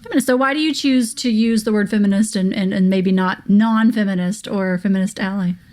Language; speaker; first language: English; native; English